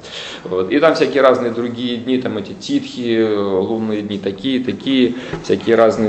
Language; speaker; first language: Russian; native; Russian